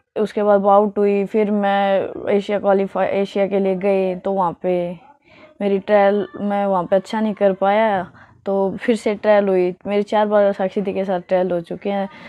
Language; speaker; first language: Hindi; native; Hindi